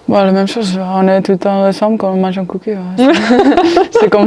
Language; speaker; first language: French; non-native, fluent; Spanish